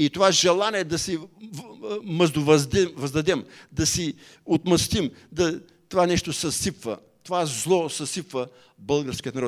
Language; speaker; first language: Bulgarian; native; Bulgarian